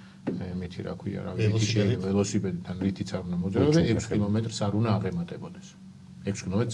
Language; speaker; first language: Georgian; native; Georgian